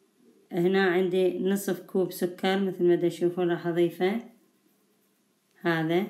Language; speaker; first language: Arabic; native; Arabic